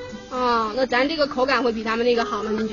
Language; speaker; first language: Chinese; native; Chinese